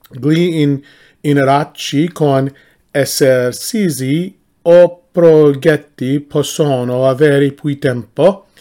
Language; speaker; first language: Italian; non-native, learner; English